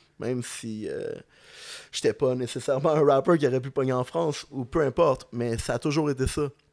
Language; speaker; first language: French; native; French